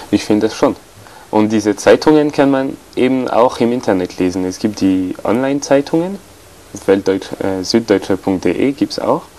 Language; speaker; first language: German; non-native, fluent; French